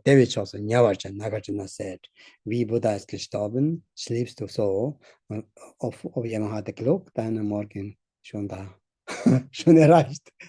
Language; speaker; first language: German; non-native, learner; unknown